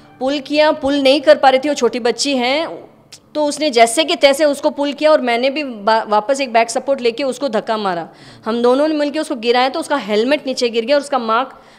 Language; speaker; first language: Hindi; native; Hindi